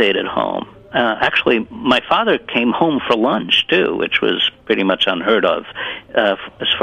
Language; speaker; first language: English; early bilingual, other home language; Italian